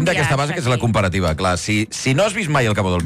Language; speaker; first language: Catalan; native; Catalan